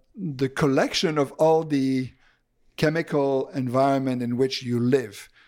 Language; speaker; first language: English; non-native, fluent; French